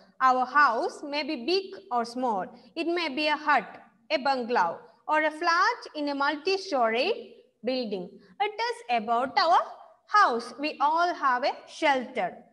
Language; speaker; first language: English; non-native, local second language; Malayalam